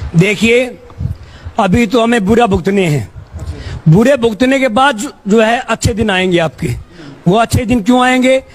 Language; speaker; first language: Hindi; native; Hindi